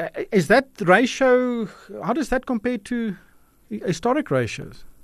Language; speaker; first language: English; non-native, local second language; Afrikaans